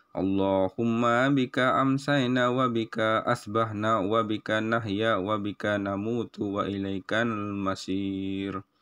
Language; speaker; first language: Arabic; non-native, learner; Indonesian